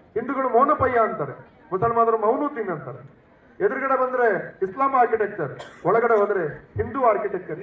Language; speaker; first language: Kannada; non-native, local second language; Tulu